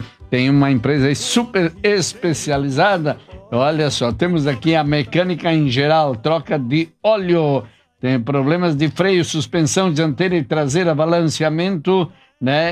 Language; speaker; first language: Portuguese; native; Portuguese